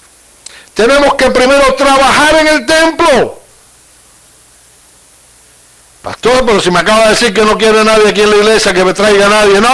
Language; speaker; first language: Spanish; native; Spanish